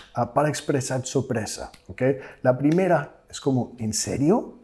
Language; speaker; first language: Spanish; non-native, fluent; English